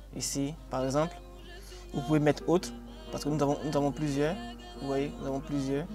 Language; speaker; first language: French; non-native, local second language; Akan